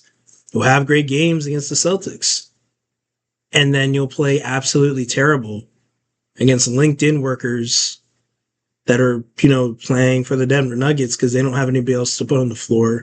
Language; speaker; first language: English; native; English